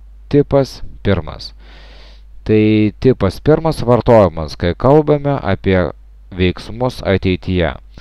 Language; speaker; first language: Lithuanian; native; Lithuanian